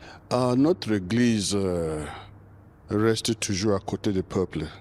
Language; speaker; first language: French; non-native, local second language; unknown